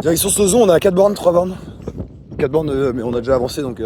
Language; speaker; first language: French; native; French